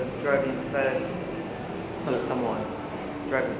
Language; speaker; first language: English; non-native, learner; Chinese